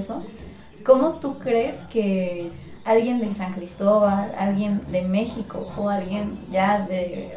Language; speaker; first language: Spanish; native; Spanish